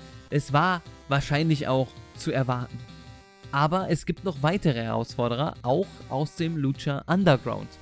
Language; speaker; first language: German; native; German